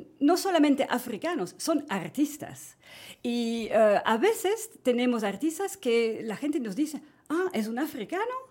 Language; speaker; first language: Spanish; non-native, fluent; French